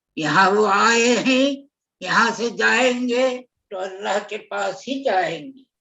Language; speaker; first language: Urdu; native; Urdu